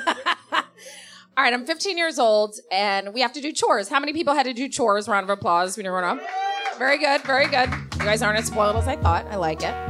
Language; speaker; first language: English; native; English